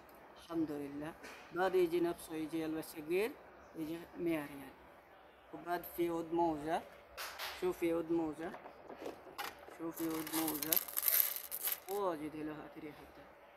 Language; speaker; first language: Arabic; non-native, learner; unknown